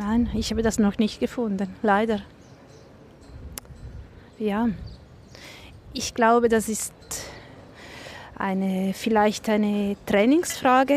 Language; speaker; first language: German; non-native, local second language; Italian